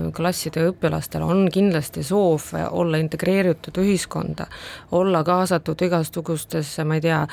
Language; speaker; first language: Estonian; non-native, local second language; Russian